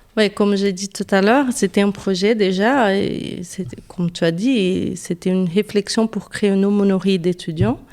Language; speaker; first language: French; non-native, fluent; Portuguese